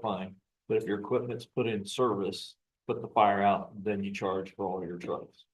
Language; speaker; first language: English; native; English